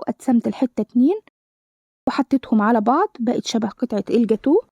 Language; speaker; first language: Arabic; native; Arabic